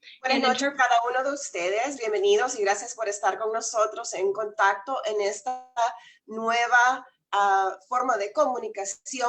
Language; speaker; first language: Spanish; native; Spanish